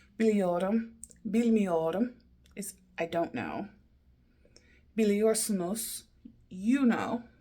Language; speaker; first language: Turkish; non-native, learner; English